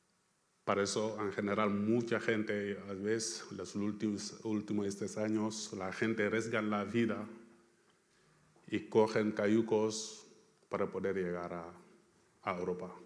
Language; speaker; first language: Spanish; non-native, fluent; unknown